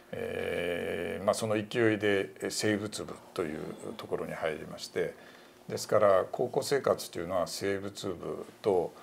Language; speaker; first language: Japanese; native; Japanese